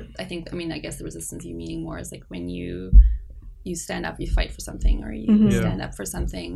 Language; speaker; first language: English; non-native, local second language; Afrikaans